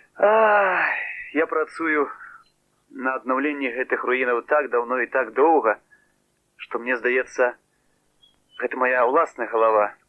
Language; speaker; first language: Belarusian; native; Belarusian